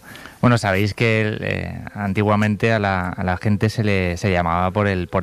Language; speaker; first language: Spanish; native; Spanish